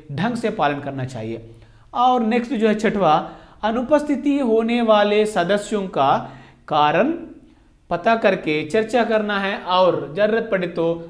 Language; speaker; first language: Hindi; non-native, local second language; Telugu